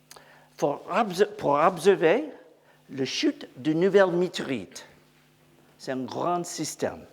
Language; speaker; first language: French; non-native, learner; English